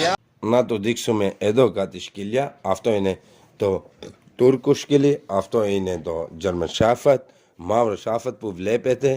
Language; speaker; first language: Greek; non-native, learner; Urdu